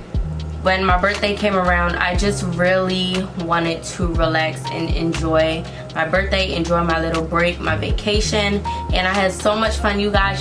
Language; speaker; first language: English; native; English